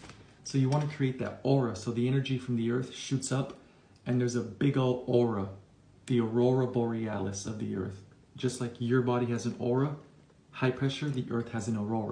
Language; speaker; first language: English; native; English